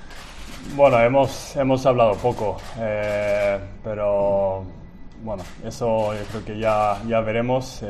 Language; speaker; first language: Spanish; non-native, fluent; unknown